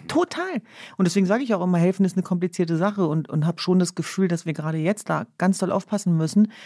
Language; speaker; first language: German; early bilingual, other home language; Kurdish